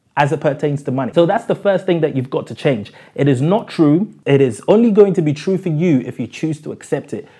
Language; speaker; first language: English; native; English